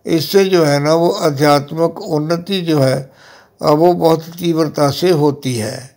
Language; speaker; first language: Hindi; non-native, local second language; Punjabi